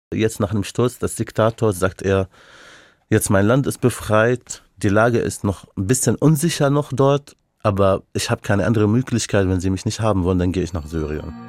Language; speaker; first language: German; non-native, fluent; Arabic